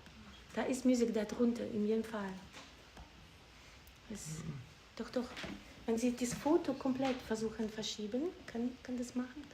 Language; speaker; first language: German; non-native, fluent; Ukrainian